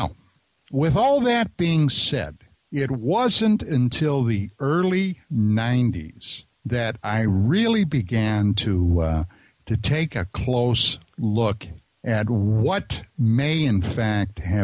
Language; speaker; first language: English; native; English